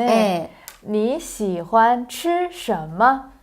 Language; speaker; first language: Korean; non-native, local second language; Chinese